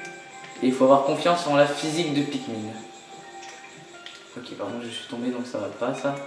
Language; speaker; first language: French; native; French